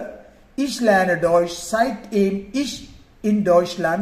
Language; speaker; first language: German; non-native, fluent; Sinhala